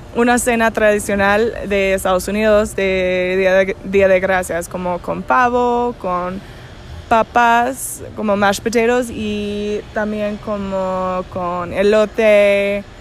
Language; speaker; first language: Spanish; non-native, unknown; English